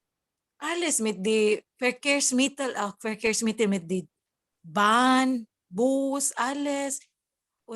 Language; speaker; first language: German; non-native, learner; Cebuano